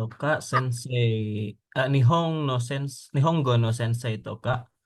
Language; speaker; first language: Japanese; non-native, learner; Indonesian